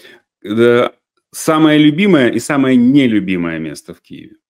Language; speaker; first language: Russian; native; Russian